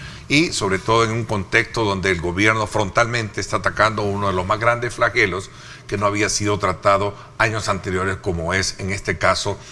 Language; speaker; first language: Spanish; native; Spanish